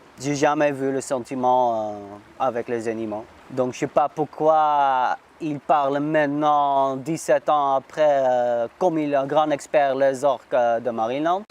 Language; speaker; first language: French; non-native, learner; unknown